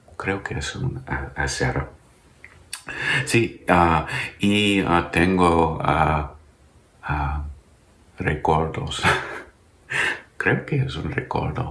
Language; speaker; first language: Spanish; non-native, learner; English